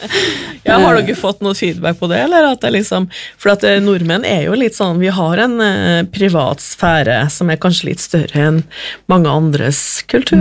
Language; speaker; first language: Norwegian; native; Norwegian